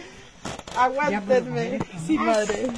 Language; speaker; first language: Spanish; native; Spanish